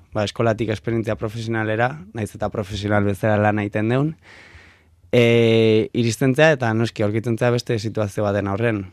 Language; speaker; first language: Basque; native; Basque